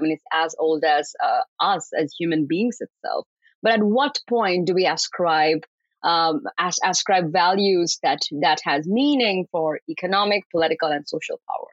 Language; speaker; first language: English; non-native, local second language; Bangla